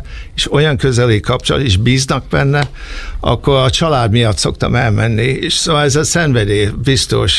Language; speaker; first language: Hungarian; early bilingual, heritage; Hungarian